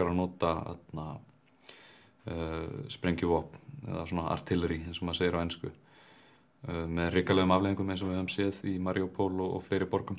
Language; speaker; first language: Icelandic; native; Icelandic